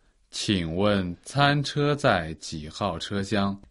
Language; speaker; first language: Chinese; non-native, learner; Portuguese